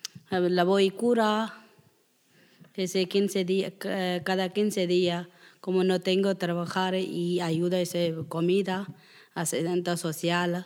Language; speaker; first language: Spanish; non-native, learner; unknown